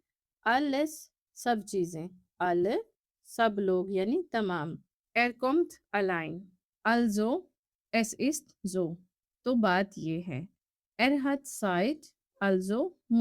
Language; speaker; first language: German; non-native, fluent; Urdu